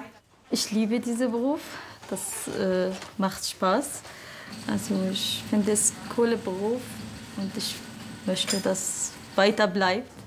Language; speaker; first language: German; non-native, learner; Ukrainian